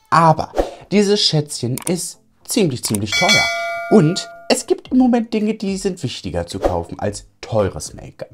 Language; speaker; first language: German; native; German